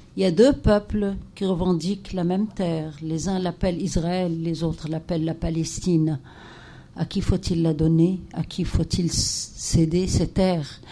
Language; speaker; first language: French; non-native, local second language; Arabic